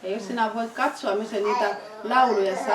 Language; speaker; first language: Finnish; non-native, fluent; Swahili